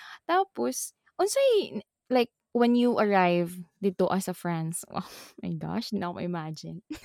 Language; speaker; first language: English; non-native, local second language; Cebuano